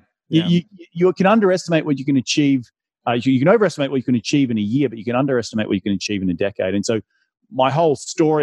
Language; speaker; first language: English; native; English